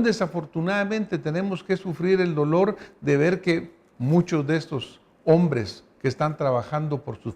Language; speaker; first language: Spanish; native; Spanish